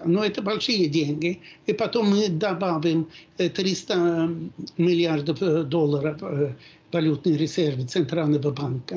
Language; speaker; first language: Russian; non-native, fluent; Swedish